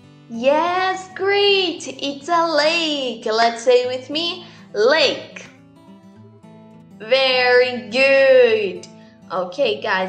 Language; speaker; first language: English; non-native, fluent; Portuguese